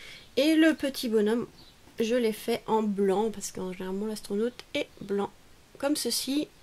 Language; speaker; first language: French; native; French